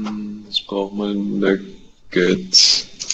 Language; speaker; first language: German; native; German